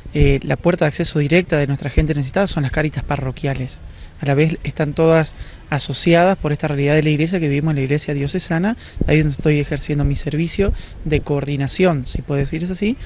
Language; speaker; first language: Spanish; native; Spanish